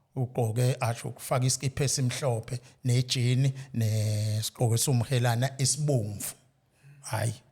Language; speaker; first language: Zulu; native; Zulu